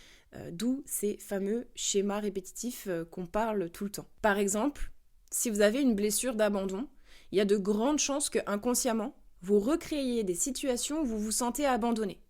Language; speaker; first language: French; native; French